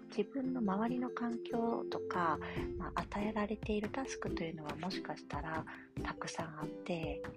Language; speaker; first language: Japanese; native; Japanese